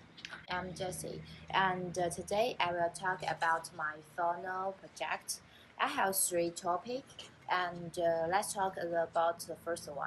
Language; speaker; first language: English; non-native, learner; Chinese